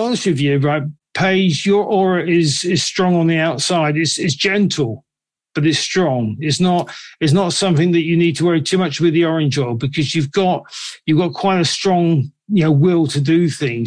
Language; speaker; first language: English; native; English